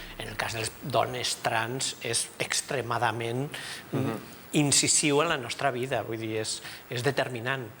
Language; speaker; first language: Catalan; native; Catalan